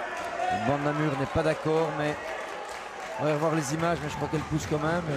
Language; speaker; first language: French; native; French